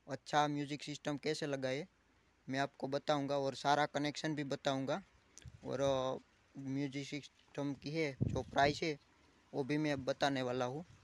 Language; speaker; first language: Hindi; non-native, local second language; Gujarati